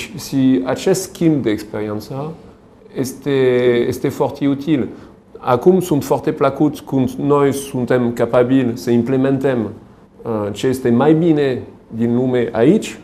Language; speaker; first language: Romanian; non-native, learner; French